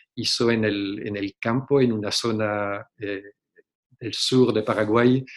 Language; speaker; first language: Spanish; non-native, fluent; French